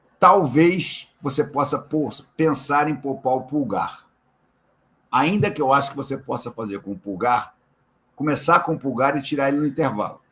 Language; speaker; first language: Portuguese; native; Portuguese